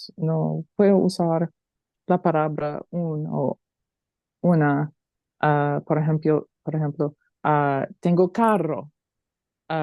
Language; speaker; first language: Spanish; non-native, learner; English